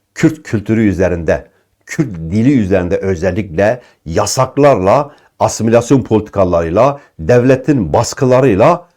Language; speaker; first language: Turkish; native; Turkish